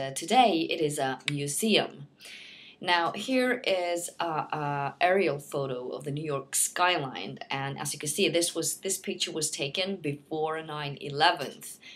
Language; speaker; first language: English; non-native, fluent; Norwegian